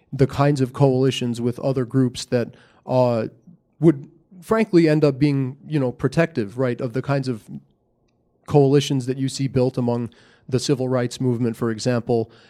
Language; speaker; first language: English; native; English